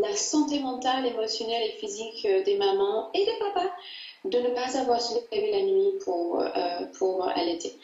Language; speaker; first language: French; non-native, fluent; English